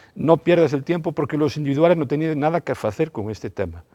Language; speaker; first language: Spanish; non-native, local second language; Galician